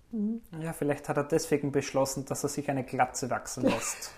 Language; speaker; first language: German; native; German